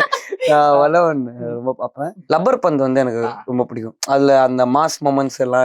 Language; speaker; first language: Tamil; native; Tamil